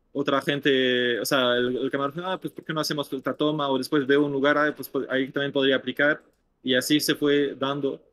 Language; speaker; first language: Spanish; non-native, fluent; French